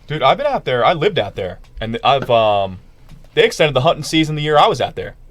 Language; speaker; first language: English; native; English